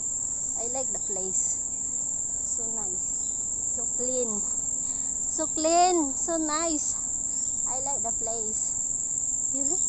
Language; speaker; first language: English; non-native, learner; Filipino